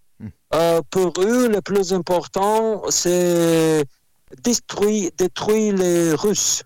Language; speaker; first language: French; non-native, fluent; Russian